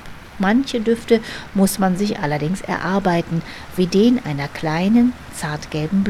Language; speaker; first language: German; native; German